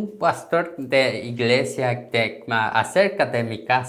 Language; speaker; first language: Spanish; non-native, learner; Korean